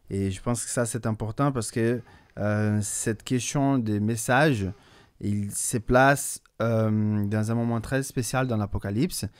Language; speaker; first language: French; non-native, fluent; Portuguese